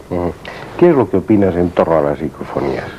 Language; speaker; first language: Spanish; native; Spanish